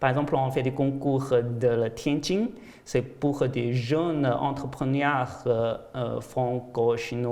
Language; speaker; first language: French; non-native, fluent; Chinese